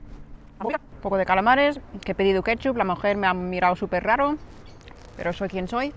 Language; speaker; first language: Spanish; non-native, fluent; English